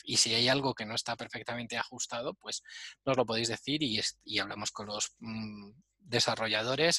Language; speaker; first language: Spanish; native; Spanish